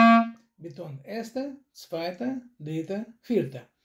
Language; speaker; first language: German; non-native, fluent; Russian